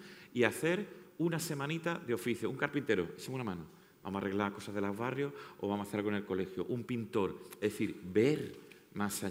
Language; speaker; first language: Spanish; native; Spanish